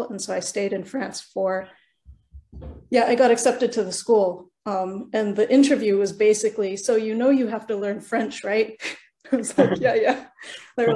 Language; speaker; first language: English; early bilingual, other home language; Norwegian